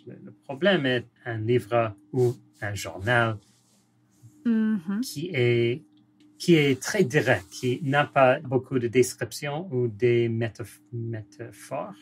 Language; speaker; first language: French; non-native, learner; English